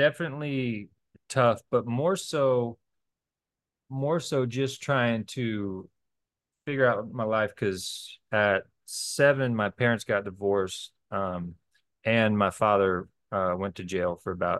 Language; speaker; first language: English; native; English